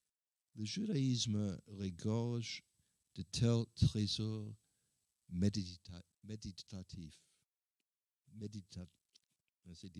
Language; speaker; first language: French; non-native, learner; English